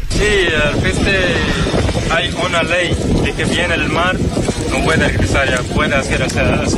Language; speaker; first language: Spanish; non-native, learner; Arabic